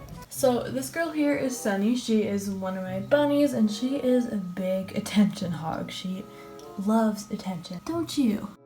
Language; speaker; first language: English; native; English